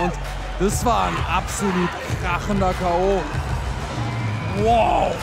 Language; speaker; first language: German; native; German